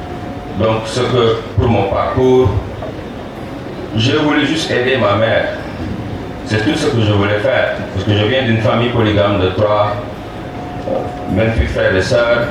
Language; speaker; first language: French; non-native, local second language; Wolof